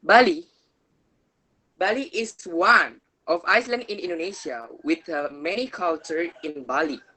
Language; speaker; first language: English; non-native, learner; Indonesian